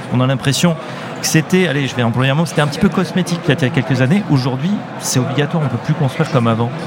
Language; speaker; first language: French; native; French